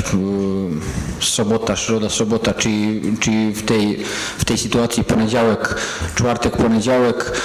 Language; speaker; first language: Polish; non-native, fluent; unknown